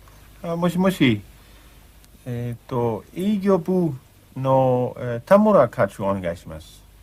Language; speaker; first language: Japanese; non-native, learner; Danish